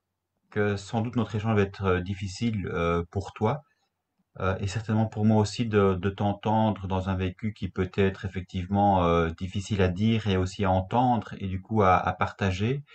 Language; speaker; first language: French; native; French